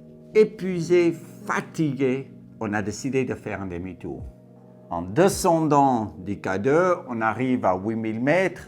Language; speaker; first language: French; non-native, fluent; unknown